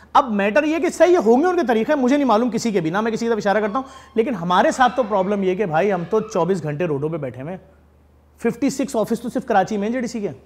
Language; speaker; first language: Urdu; native; Urdu